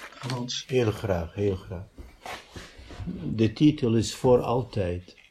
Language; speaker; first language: Dutch; non-native, fluent; Arabic